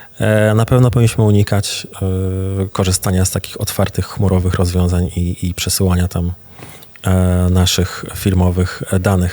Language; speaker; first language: Polish; native; Polish